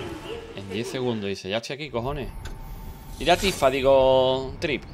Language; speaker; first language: Spanish; native; Spanish